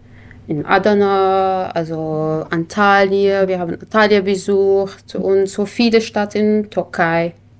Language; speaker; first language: German; non-native, learner; Kurdish